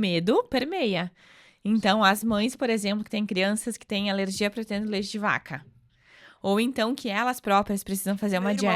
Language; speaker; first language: Portuguese; native; Portuguese